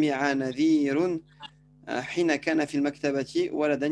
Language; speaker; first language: Arabic; non-native, fluent; French